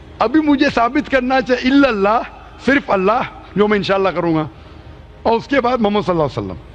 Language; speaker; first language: Urdu; non-native, local second language; Konkani